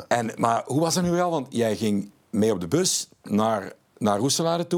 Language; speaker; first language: Dutch; native; Dutch